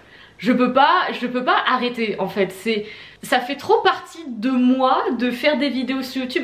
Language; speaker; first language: French; native; French